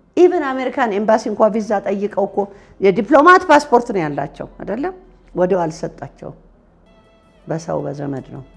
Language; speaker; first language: Amharic; non-native, local second language; Tigrinya